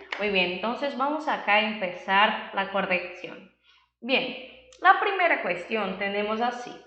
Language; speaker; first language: Spanish; non-native, fluent; Portuguese